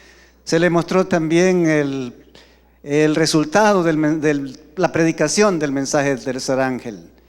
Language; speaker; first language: Spanish; native; Spanish